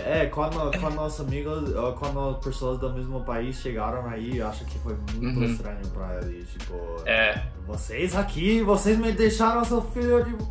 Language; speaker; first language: Portuguese; non-native, fluent; English